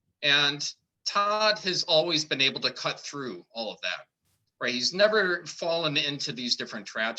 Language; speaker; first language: English; native; English